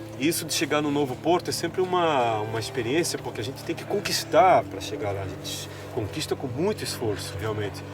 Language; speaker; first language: Portuguese; native; Portuguese